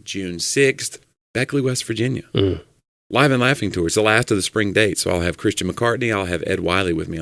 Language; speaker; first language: English; native; English